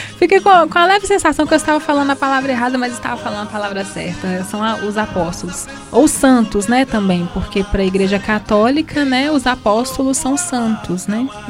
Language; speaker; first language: Portuguese; native; Portuguese